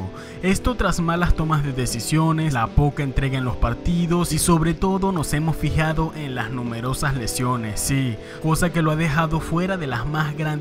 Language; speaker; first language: Spanish; native; Spanish